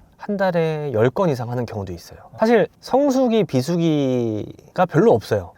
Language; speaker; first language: Korean; native; Korean